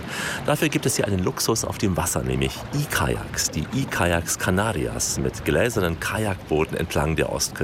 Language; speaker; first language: German; native; German